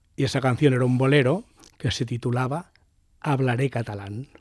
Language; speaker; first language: Spanish; native; Spanish